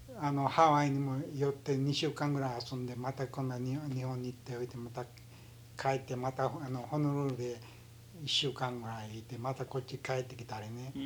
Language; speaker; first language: Japanese; early bilingual, heritage; Japanese